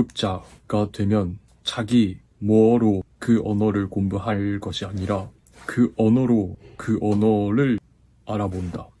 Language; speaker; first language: Korean; non-native, fluent; Japanese